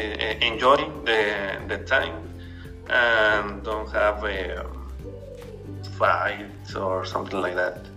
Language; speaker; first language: English; non-native, learner; Spanish